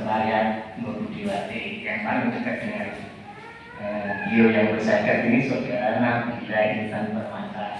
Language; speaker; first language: Indonesian; non-native, local second language; Javanese